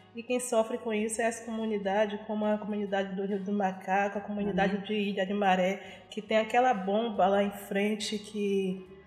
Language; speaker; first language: Portuguese; native; Portuguese